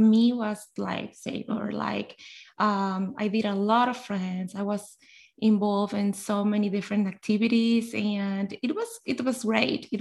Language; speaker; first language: English; non-native, fluent; Spanish